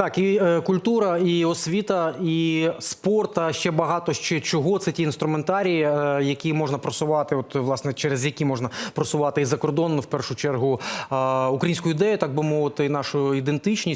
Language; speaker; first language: Ukrainian; native; Ukrainian